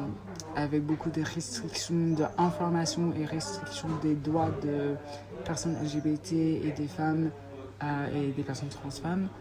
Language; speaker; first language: French; non-native, fluent; English